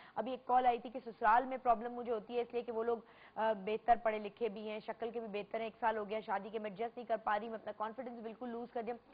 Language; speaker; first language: Urdu; native; Urdu